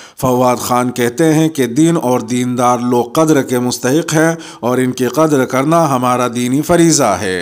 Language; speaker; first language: Urdu; native; Urdu